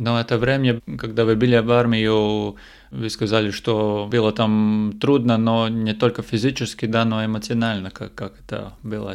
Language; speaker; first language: Russian; non-native, local second language; Latvian